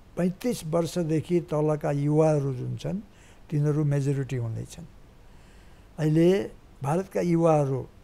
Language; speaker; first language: Nepali; native; Nepali